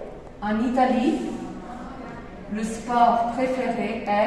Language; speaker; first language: French; non-native, fluent; Spanish